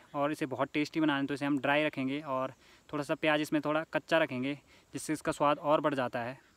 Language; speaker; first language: Hindi; native; Hindi